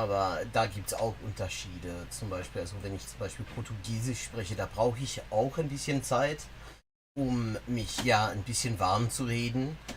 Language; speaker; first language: German; non-native, fluent; English